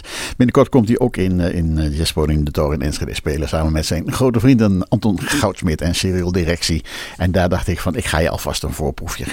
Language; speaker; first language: Dutch; native; Dutch